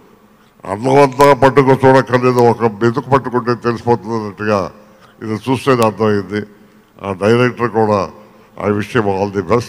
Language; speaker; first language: Telugu; native; Telugu